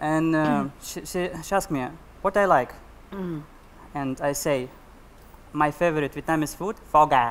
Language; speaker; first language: English; non-native, learner; Russian